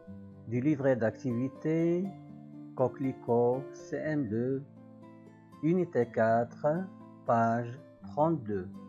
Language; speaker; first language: French; non-native, local second language; Arabic